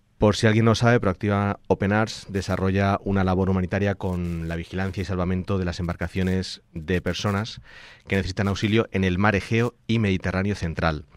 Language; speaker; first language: Spanish; native; Spanish